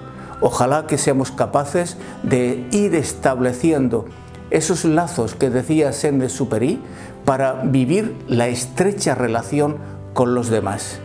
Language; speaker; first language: Spanish; native; Spanish